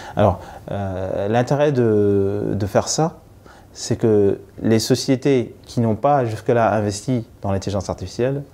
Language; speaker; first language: French; non-native, local second language; Wolof